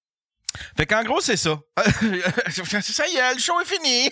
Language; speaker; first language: French; native; French